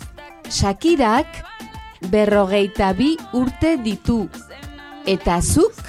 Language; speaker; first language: Basque; non-native, learner; Spanish